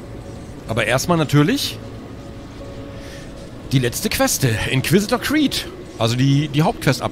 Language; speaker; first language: German; native; German